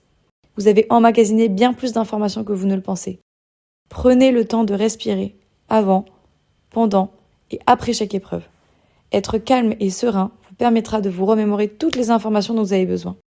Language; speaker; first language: French; native; French